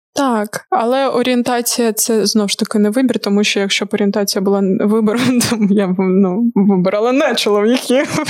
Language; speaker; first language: Ukrainian; non-native, local second language; Russian